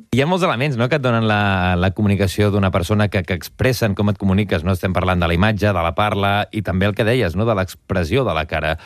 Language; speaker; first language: Catalan; native; Catalan